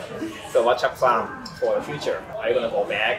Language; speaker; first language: English; non-native, learner; Japanese